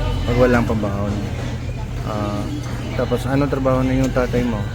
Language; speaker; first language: Filipino; non-native, local second language; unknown